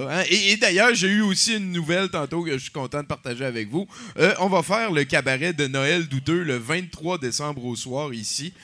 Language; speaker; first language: French; native; French